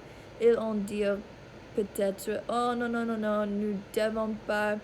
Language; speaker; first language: French; non-native, learner; English